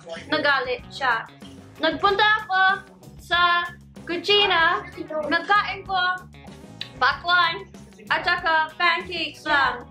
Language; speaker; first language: Filipino; early bilingual, heritage; English